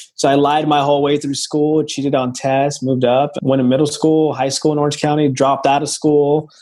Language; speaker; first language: English; native; English